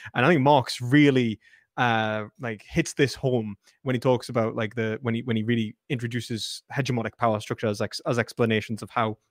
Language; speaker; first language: English; native; English